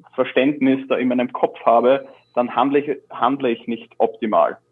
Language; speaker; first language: German; native; German